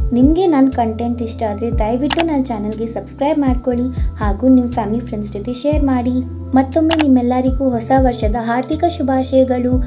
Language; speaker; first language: Kannada; native; Kannada